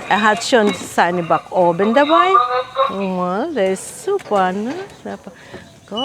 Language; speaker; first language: German; non-native, fluent; Filipino